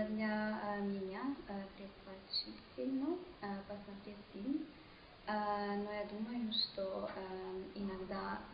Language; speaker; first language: Russian; non-native, learner; English